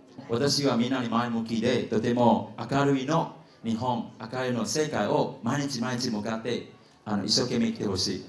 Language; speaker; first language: Japanese; non-native, fluent; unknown